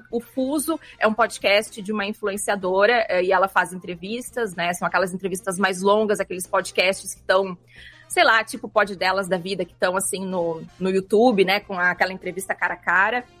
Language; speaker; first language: Portuguese; native; Portuguese